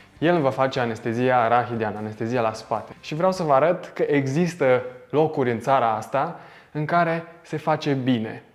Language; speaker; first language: Romanian; native; Romanian